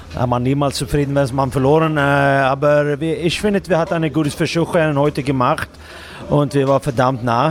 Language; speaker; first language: German; non-native, learner; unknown